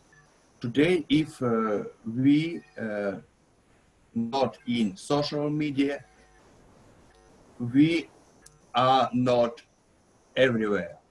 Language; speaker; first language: English; non-native, learner; Russian